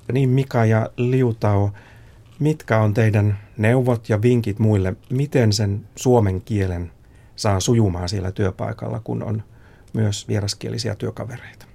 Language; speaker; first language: Finnish; native; Finnish